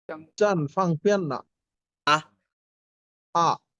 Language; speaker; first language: Chinese; non-native, learner; Bangla